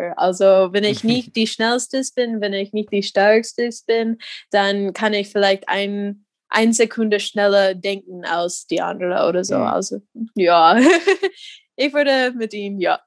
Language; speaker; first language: German; non-native, fluent; English